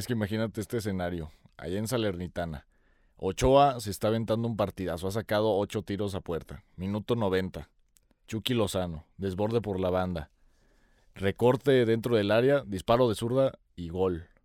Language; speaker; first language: Spanish; native; Spanish